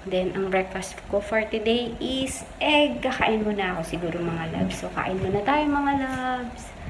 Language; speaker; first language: Filipino; native; Filipino